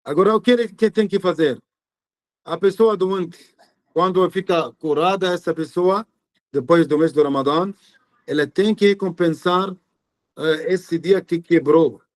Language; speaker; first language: Portuguese; non-native, fluent; Arabic